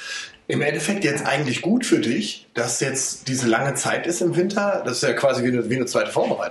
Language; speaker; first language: German; native; German